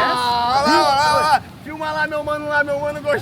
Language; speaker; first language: Portuguese; native; Portuguese